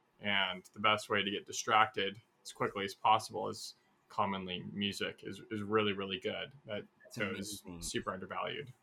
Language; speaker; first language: English; native; English